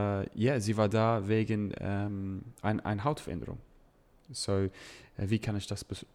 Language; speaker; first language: German; non-native, learner; English